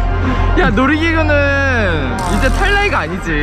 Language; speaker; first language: Korean; native; Korean